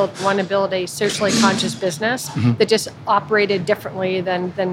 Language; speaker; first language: English; native; English